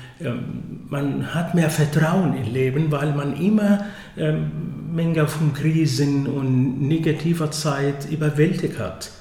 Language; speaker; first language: German; non-native, fluent; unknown